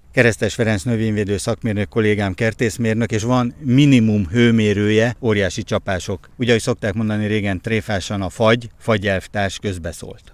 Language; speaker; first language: Hungarian; native; Hungarian